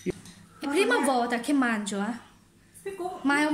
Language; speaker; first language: Italian; non-native, learner; Thai